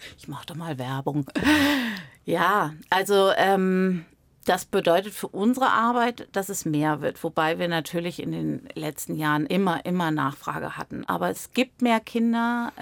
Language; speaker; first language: German; native; German